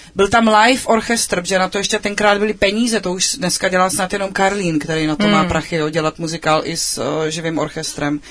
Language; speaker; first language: Czech; native; Czech